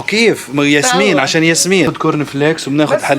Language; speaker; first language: Arabic; native; Arabic